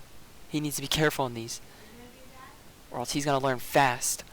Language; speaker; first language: English; native; English